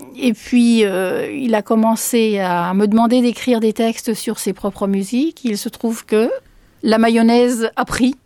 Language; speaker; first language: French; early bilingual, other home language; Spanish